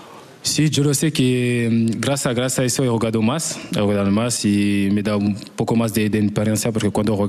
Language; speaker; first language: Spanish; non-native, learner; French